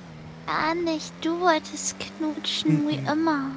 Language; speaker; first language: German; native; German